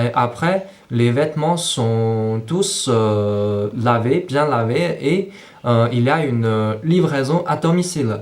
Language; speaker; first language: French; non-native, fluent; Chinese